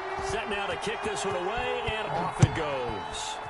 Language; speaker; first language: English; native; English